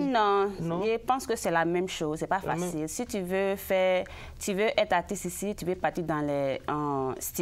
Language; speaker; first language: French; early bilingual, other home language; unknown